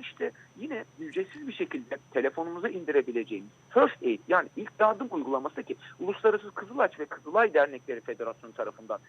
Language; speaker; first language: Turkish; native; Turkish